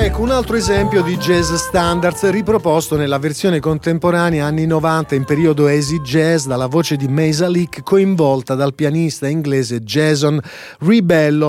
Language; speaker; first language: Italian; native; Italian